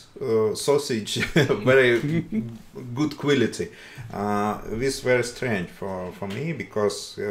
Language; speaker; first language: English; non-native, learner; Russian